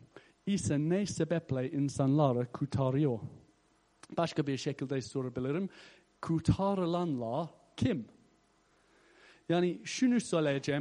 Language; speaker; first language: Turkish; non-native, fluent; English